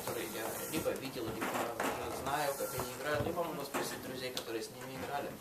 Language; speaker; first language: Russian; native; Russian